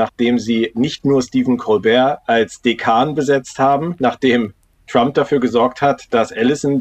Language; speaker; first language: German; native; German